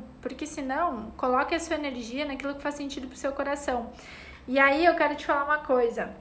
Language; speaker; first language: Portuguese; native; Portuguese